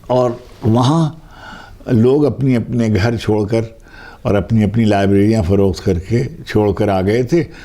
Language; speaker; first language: Urdu; native; Urdu